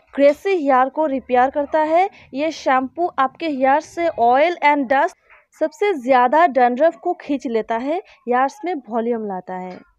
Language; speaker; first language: Hindi; non-native, local second language; Bangla